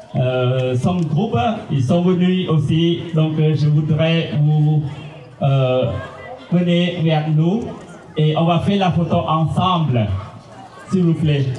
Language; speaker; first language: French; non-native, fluent; Khmer